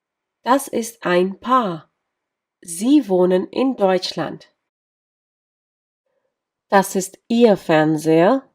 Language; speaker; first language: German; non-native, fluent; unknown